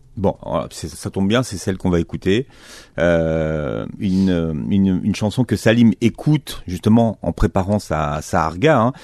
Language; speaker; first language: French; native; French